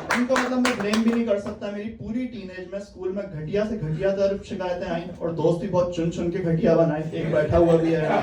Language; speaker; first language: Urdu; native; Urdu